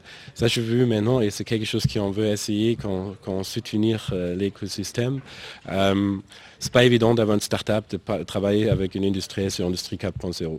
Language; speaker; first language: French; non-native, fluent; German